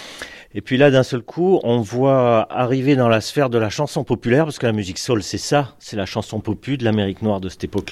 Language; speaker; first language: French; native; French